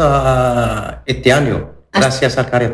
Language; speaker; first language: Spanish; non-native, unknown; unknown